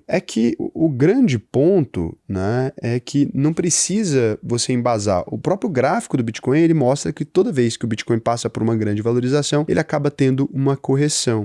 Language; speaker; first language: Portuguese; native; Portuguese